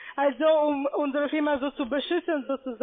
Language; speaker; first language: German; non-native, fluent; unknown